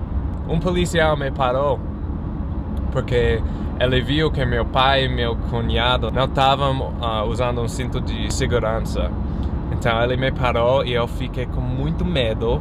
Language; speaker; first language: Portuguese; non-native, fluent; English